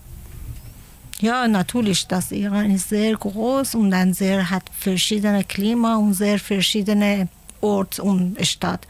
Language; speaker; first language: German; non-native, learner; Persian